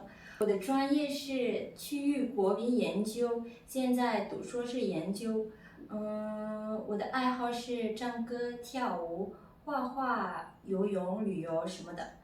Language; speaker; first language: Chinese; non-native, fluent; Malagasy